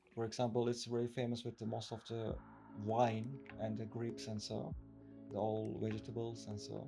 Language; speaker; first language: English; non-native, fluent; Turkish